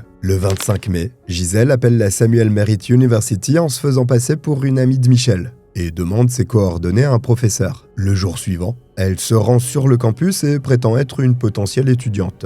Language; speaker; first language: French; native; French